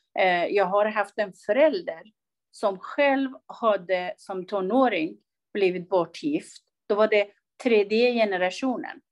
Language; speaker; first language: Swedish; non-native, fluent; Persian